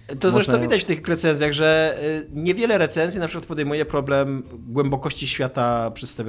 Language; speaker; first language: Polish; native; Polish